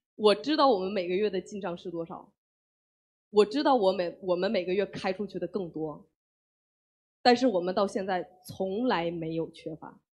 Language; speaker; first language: Chinese; native; Chinese